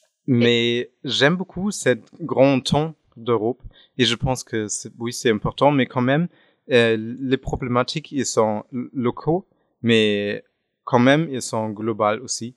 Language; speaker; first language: French; non-native, fluent; German